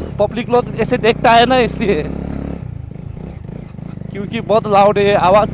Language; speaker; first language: Hindi; non-native, learner; Nepali